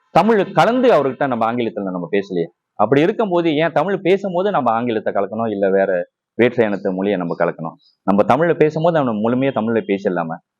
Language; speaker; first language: Tamil; non-native, local second language; Chinese